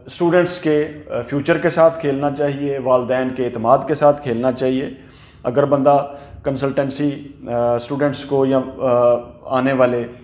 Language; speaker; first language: Urdu; non-native, local second language; Punjabi